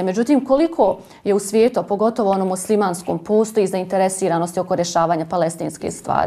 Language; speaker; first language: Bosnian; native; Bosnian